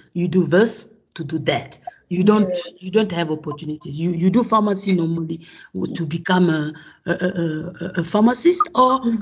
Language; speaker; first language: English; non-native, fluent; French